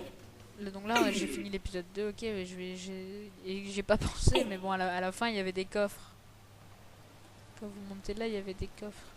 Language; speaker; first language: French; native; French